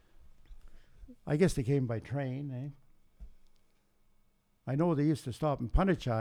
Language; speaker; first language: English; native; English